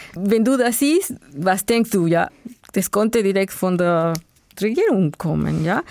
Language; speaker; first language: German; non-native, learner; Spanish